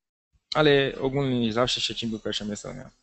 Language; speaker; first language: Polish; non-native, learner; Portuguese